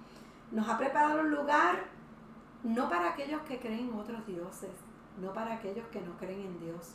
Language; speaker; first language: Spanish; native; Spanish